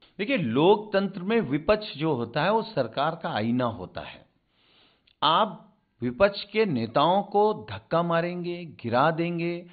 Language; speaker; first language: Hindi; native; Hindi